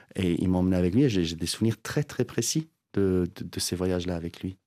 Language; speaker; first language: French; non-native, fluent; Azerbaijani